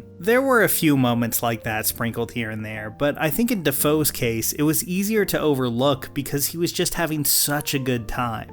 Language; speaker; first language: English; native; English